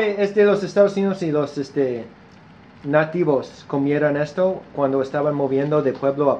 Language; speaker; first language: Spanish; non-native, learner; English